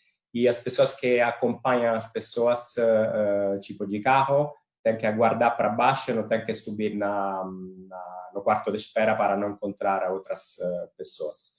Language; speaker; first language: Portuguese; non-native, fluent; Italian